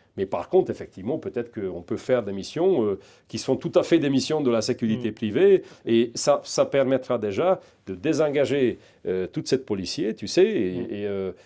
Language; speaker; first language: French; non-native, fluent; Hungarian